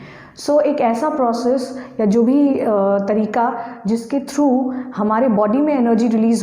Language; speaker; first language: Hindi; native; Hindi